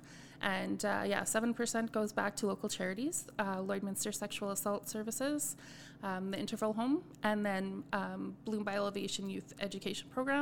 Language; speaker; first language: English; native; English